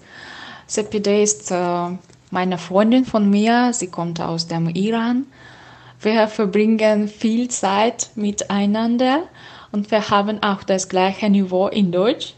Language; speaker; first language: German; non-native, learner; Russian